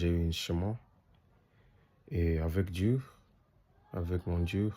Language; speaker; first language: French; non-native, learner; English